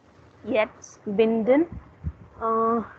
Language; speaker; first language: German; non-native, fluent; Hindi